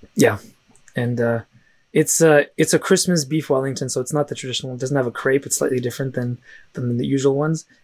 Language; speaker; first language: English; early bilingual, other home language; Russian